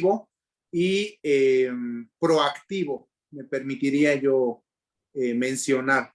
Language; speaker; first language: Spanish; native; Spanish